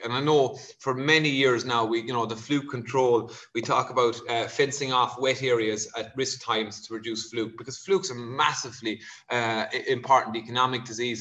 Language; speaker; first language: English; native; English